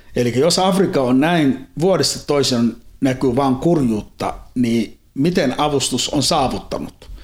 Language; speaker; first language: Finnish; non-native, fluent; Somali